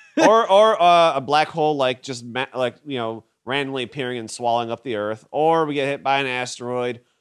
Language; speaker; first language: English; native; English